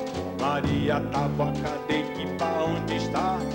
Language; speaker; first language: Portuguese; native; Portuguese